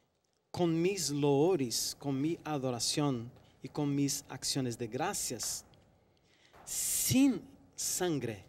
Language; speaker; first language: Spanish; non-native, fluent; Portuguese